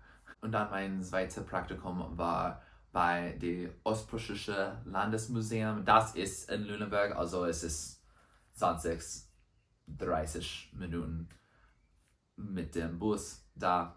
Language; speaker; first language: German; non-native, learner; English